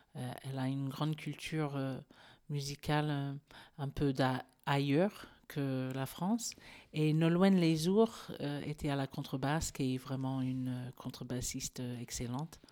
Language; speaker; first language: French; non-native, fluent; English